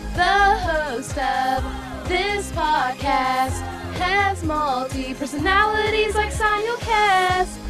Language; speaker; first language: English; native; English